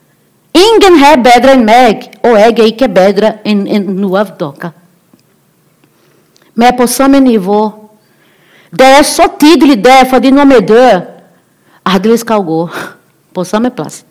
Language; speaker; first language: Norwegian; non-native, learner; Portuguese